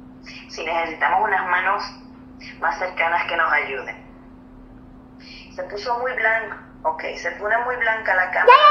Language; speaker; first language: Spanish; native; Spanish